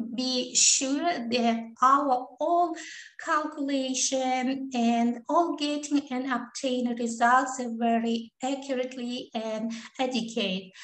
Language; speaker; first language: English; non-native, learner; Kazakh